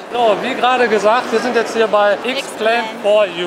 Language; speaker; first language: German; native; German